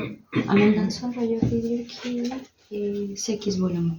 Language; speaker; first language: Turkish; non-native, learner; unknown